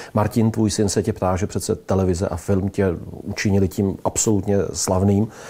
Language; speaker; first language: Czech; native; Czech